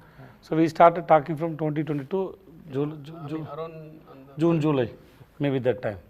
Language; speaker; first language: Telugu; non-native, learner; Tamil